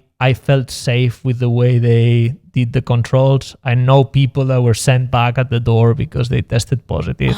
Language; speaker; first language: English; non-native, fluent; Spanish